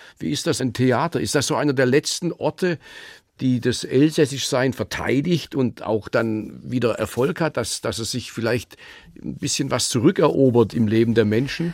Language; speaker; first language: German; native; German